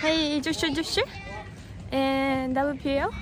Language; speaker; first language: English; non-native, learner; Japanese